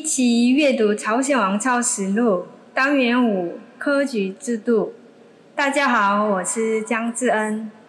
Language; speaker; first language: Chinese; non-native, fluent; Korean